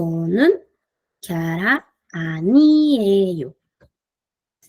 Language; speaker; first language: Korean; non-native, fluent; Spanish